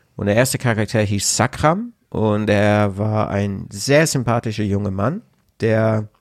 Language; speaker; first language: German; non-native, fluent; English